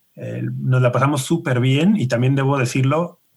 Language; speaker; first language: Spanish; native; Spanish